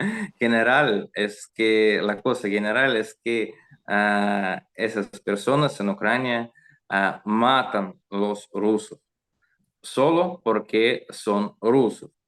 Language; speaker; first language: Spanish; non-native, learner; Russian